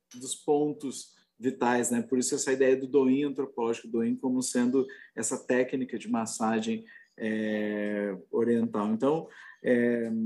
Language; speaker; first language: Portuguese; native; Portuguese